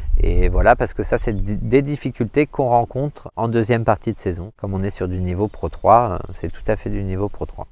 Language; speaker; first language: French; native; French